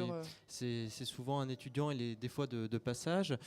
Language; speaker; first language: French; native; French